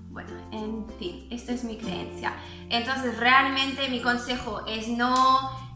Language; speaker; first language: Spanish; non-native, fluent; French